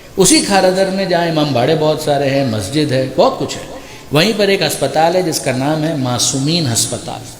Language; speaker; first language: Urdu; native; Urdu